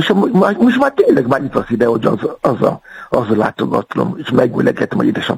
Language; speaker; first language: Hungarian; non-native, learner; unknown